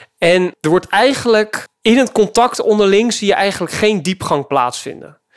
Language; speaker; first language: Dutch; native; Dutch